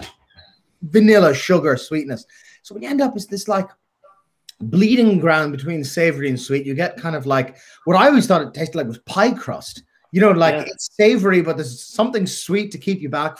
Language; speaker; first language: English; native; English